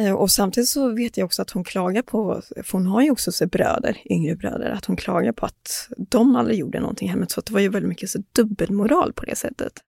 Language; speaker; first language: Swedish; early bilingual, other home language; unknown